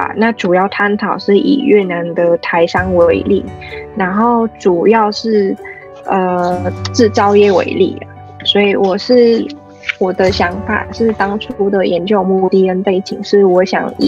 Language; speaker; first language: Chinese; non-native, fluent; Vietnamese